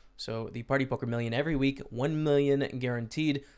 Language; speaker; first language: English; native; English